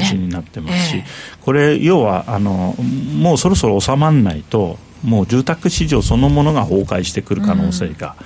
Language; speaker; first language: Japanese; non-native, fluent; Turkish